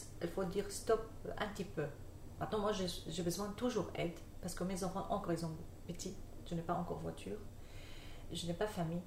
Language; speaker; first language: French; non-native, learner; Arabic